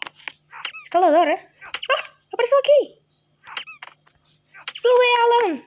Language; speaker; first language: Spanish; non-native, learner; Portuguese